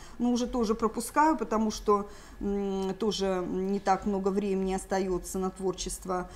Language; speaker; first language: Russian; native; Russian